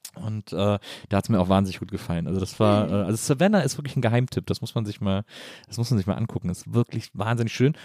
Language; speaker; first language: German; native; German